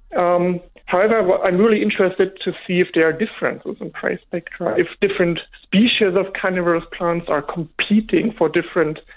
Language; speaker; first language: English; non-native, fluent; German